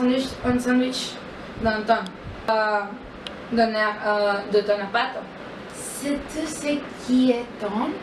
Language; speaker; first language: French; non-native, learner; Spanish